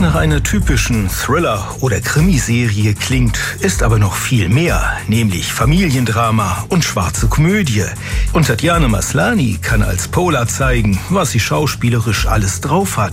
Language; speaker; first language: German; native; German